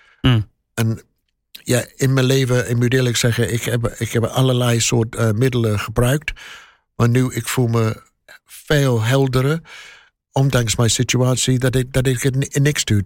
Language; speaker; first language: Dutch; non-native, learner; English